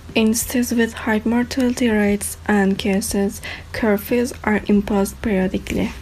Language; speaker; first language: English; non-native, learner; Turkish